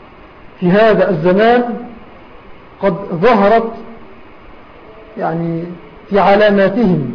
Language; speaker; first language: Arabic; native; Arabic